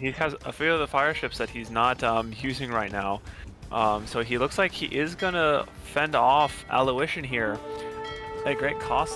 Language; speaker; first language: English; native; English